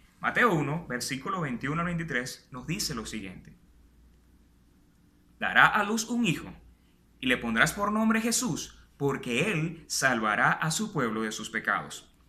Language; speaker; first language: Spanish; native; Spanish